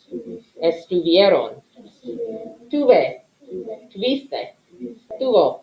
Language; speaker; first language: Spanish; non-native, fluent; English